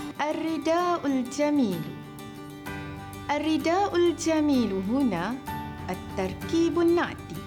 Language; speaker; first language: Arabic; non-native, fluent; Malay